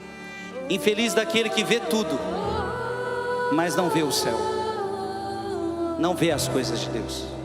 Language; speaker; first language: Portuguese; native; Portuguese